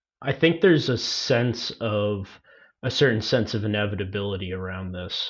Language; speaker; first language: English; native; English